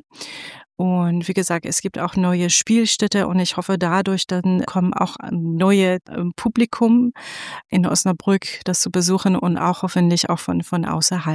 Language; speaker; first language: German; non-native, fluent; Persian